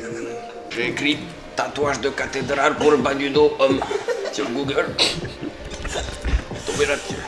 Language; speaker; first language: French; native; French